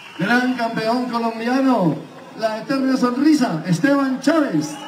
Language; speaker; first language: Spanish; native; Spanish